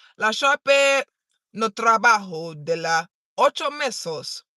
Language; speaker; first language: Spanish; non-native, learner; English